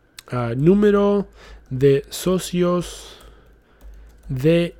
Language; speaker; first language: Spanish; early bilingual, heritage; Spanish